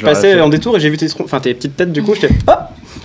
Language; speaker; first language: French; native; French